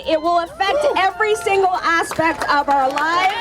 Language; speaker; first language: English; native; English